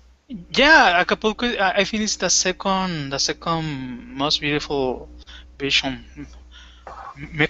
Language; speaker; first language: English; non-native, fluent; Spanish